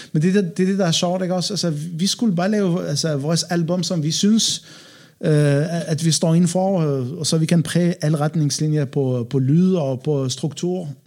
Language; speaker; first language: Danish; non-native, fluent; Arabic